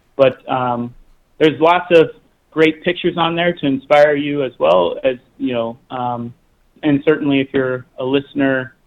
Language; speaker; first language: English; native; English